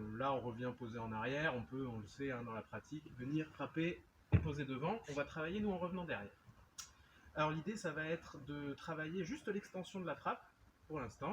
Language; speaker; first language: French; native; French